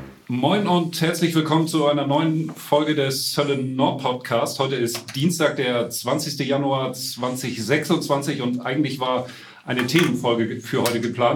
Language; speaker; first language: German; native; German